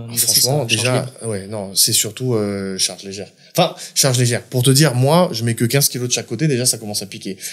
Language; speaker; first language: French; native; French